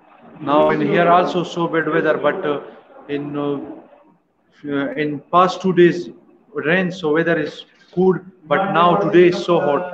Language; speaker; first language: English; non-native, learner; Pashto